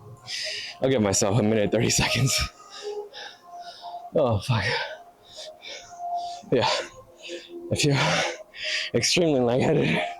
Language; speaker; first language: English; native; English